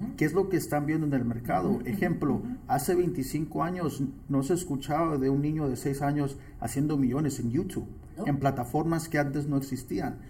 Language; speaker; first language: Spanish; early bilingual, heritage; Spanish